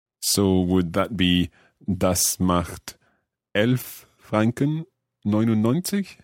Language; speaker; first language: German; non-native, learner; English